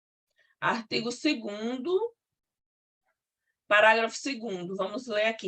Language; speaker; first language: Portuguese; native; Portuguese